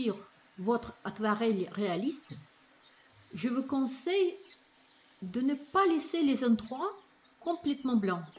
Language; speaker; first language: French; non-native, fluent; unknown